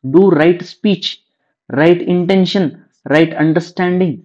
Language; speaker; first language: English; non-native, local second language; Kannada